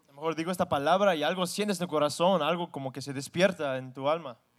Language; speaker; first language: Spanish; non-native, fluent; English